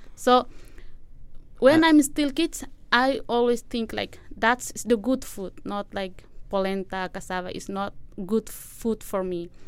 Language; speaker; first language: English; non-native, learner; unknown